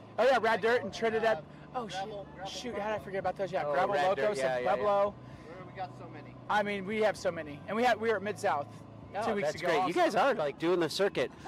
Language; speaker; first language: English; native; English